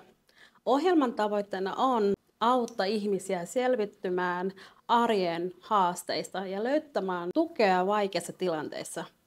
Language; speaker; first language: Finnish; non-native, fluent; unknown